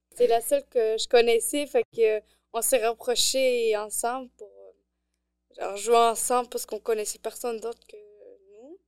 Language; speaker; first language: French; early bilingual, other home language; Arabic